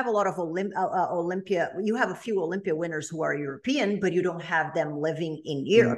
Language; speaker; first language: English; non-native, fluent; Portuguese